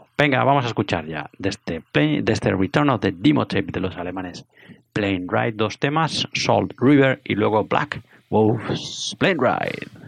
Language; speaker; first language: Spanish; native; Spanish